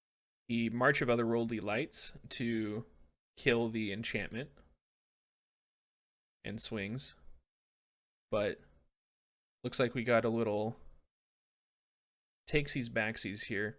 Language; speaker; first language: English; native; English